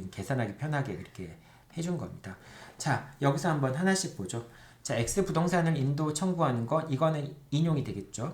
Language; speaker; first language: Korean; native; Korean